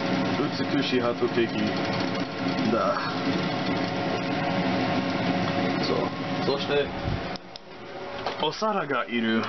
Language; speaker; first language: Japanese; non-native, learner; English